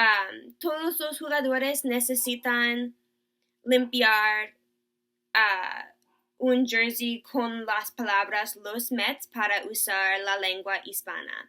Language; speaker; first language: Spanish; non-native, learner; English